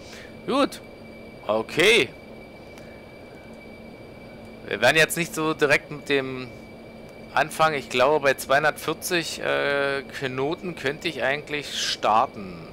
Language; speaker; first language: German; native; German